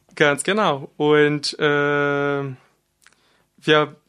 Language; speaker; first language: German; non-native, learner; Portuguese